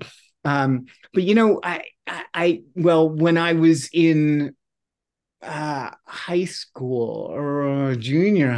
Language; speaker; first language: English; native; English